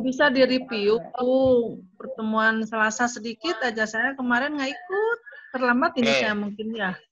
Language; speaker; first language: Indonesian; native; Indonesian